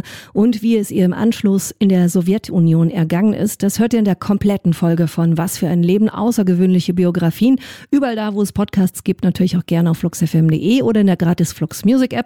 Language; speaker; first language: German; native; German